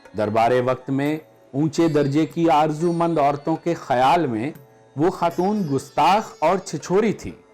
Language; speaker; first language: Urdu; native; Urdu